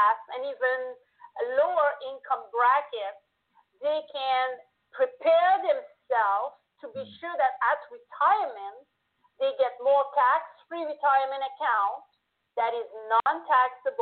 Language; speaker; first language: English; non-native, fluent; French